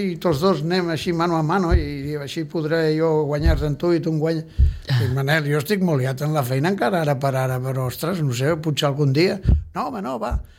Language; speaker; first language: Catalan; native; Catalan